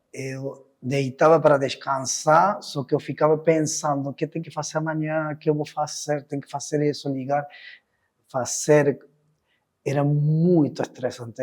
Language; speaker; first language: Portuguese; non-native, fluent; Spanish